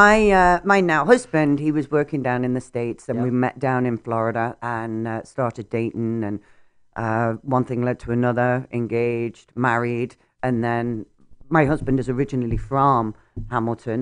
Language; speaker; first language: English; native; English